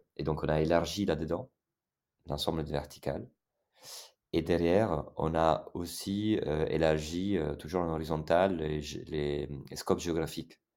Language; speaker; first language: French; non-native, fluent; Italian